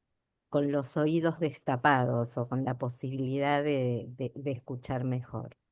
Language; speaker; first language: Spanish; native; Spanish